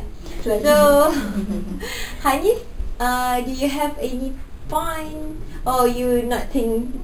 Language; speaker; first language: English; non-native, local second language; Malay